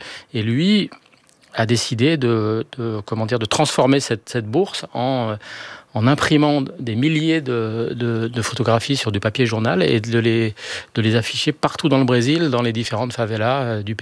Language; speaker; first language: French; native; French